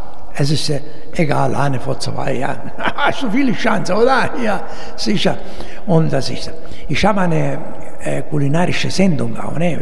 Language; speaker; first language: German; non-native, learner; Italian